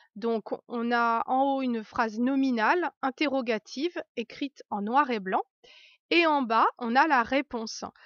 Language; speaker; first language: French; native; French